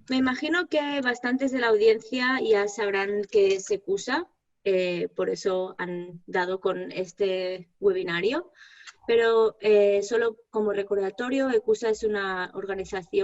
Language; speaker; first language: Spanish; native; Spanish